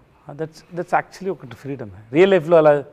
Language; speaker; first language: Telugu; non-native, learner; Tamil